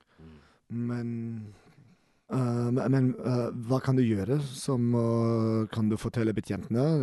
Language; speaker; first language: Norwegian; non-native, learner; German